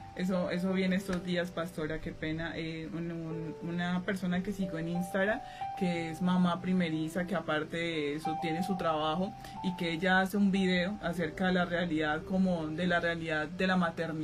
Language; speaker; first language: Spanish; native; Spanish